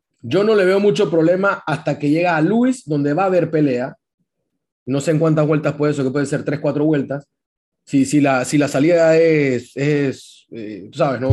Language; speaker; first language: Spanish; native; Spanish